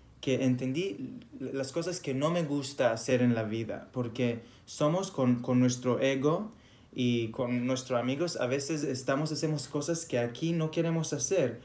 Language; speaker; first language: Spanish; non-native, fluent; Hebrew